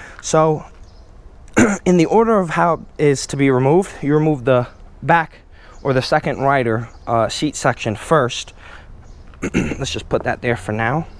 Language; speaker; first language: English; native; English